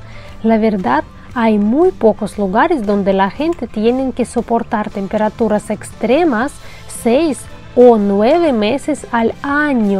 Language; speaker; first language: Spanish; non-native, fluent; Russian